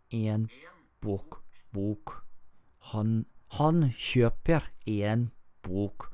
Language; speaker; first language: Norwegian; non-native, learner; English